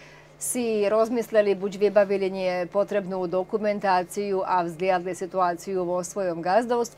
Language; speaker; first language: Slovak; native; Slovak